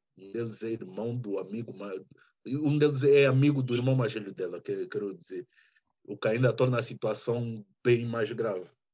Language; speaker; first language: Portuguese; early bilingual, heritage; Portuguese